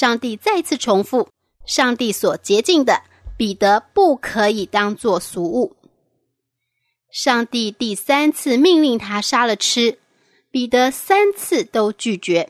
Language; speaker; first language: Chinese; native; Chinese